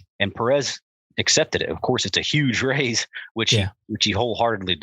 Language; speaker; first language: English; native; English